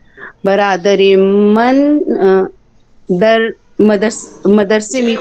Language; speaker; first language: Persian; non-native, learner; Urdu